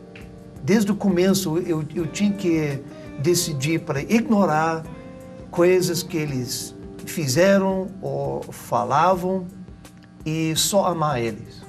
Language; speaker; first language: Portuguese; non-native, learner; English